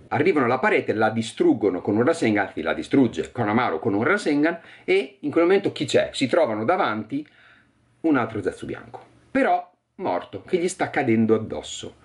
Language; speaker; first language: Italian; native; Italian